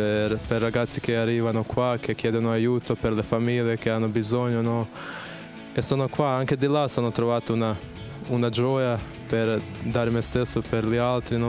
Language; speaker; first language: Italian; non-native, fluent; Bosnian